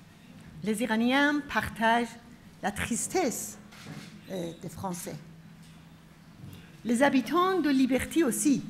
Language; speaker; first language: French; non-native, fluent; Persian